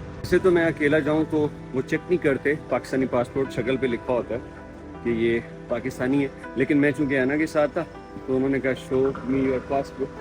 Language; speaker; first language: Urdu; native; Urdu